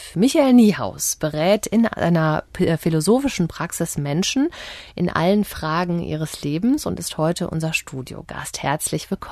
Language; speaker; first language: German; native; German